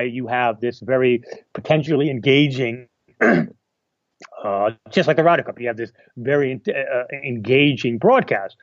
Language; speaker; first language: English; native; English